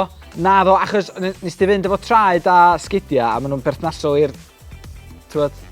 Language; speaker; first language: Welsh; native; Welsh